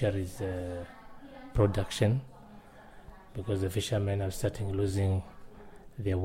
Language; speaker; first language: English; non-native, local second language; Swahili